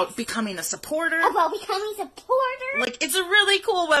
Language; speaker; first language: English; native; English